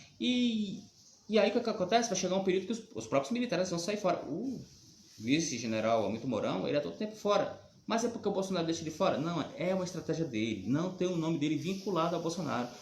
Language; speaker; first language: Portuguese; native; Portuguese